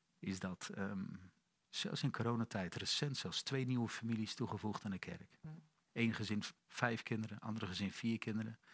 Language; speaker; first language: Dutch; native; Dutch